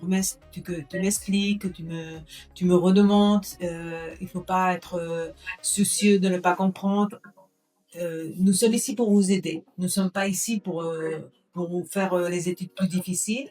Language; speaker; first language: French; non-native, fluent; Spanish